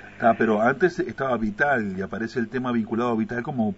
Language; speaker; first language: Spanish; native; Spanish